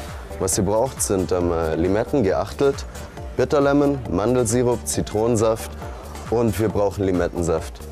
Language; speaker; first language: German; native; German